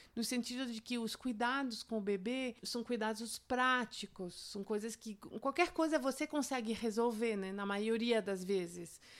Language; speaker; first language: Portuguese; non-native, fluent; French